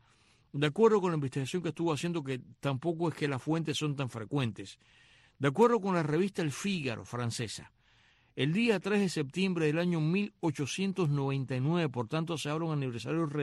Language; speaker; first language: Spanish; native; Spanish